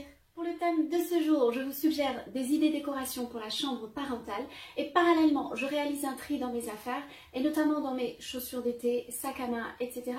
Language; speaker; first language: French; native; French